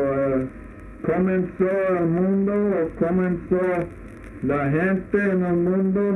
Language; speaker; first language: Spanish; non-native, learner; English